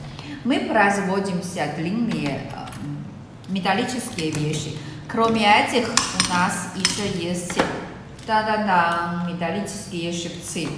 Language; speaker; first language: Russian; non-native, learner; Chinese